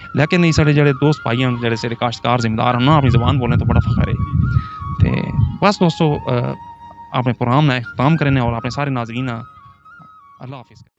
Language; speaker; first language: Punjabi; native; Punjabi